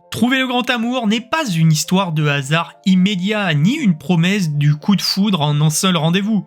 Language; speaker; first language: French; native; French